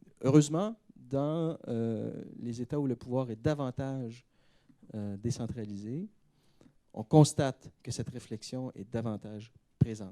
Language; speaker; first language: French; native; French